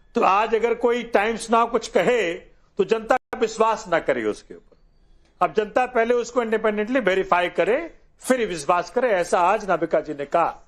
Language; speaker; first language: Hindi; native; Hindi